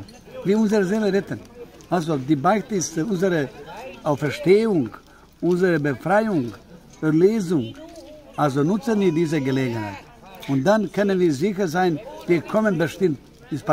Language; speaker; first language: German; non-native, fluent; Croatian